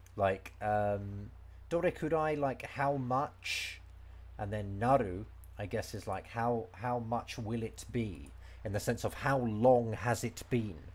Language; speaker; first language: English; native; English